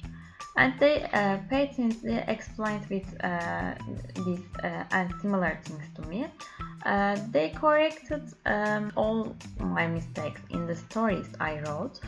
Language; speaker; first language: English; non-native, learner; Turkish